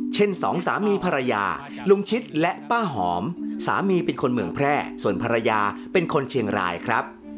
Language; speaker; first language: Thai; native; Thai